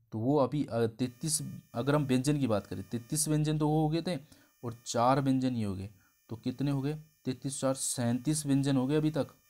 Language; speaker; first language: Hindi; native; Hindi